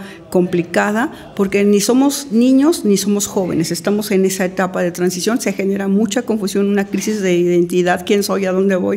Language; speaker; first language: Spanish; native; Spanish